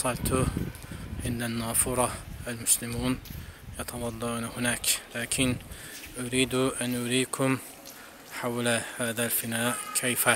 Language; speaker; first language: Arabic; non-native, fluent; Turkish